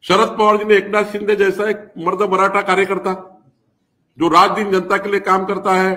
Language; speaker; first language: Hindi; non-native, local second language; Marathi